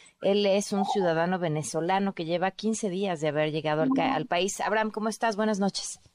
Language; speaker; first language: Spanish; native; Spanish